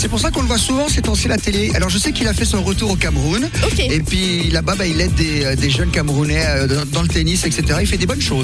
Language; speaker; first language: French; native; French